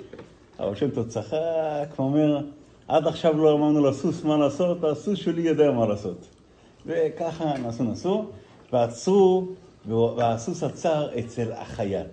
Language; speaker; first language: Hebrew; non-native, fluent; Yiddish